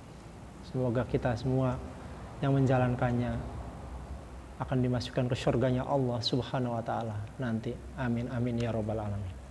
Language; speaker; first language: Indonesian; native; Indonesian